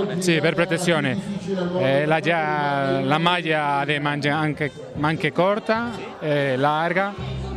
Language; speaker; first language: Italian; non-native, learner; Spanish